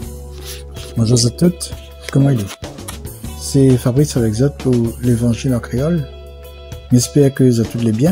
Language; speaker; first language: French; non-native, local second language; Réunion Creole French